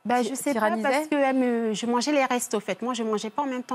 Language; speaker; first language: French; early bilingual, other home language; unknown